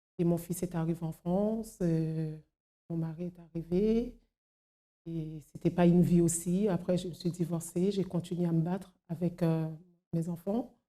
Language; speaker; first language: French; non-native, local second language; Haitian Creole